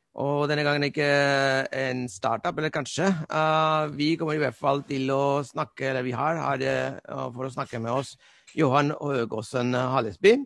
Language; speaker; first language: Norwegian; non-native, fluent; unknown